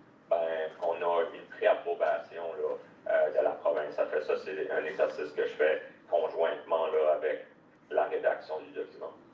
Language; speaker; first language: French; native; French